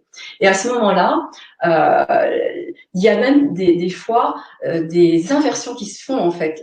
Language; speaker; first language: French; native; French